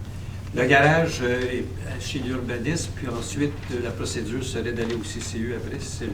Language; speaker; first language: French; native; French